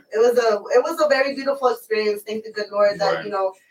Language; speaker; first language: English; early bilingual, other home language; Spanish